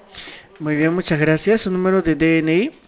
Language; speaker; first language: Spanish; native; Spanish